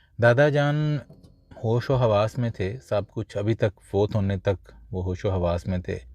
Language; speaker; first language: Urdu; native; Urdu